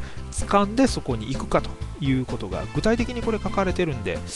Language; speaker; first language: Japanese; native; Japanese